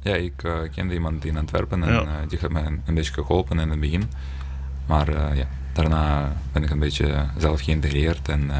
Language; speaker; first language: Dutch; non-native, fluent; Ukrainian